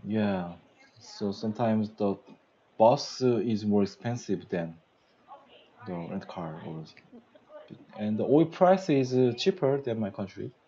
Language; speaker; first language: English; non-native, learner; Korean